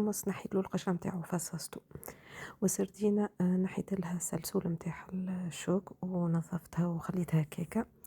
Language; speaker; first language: Arabic; native; Arabic